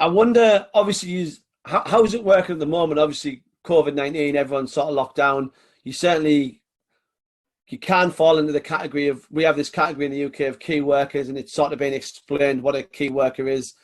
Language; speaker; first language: English; native; English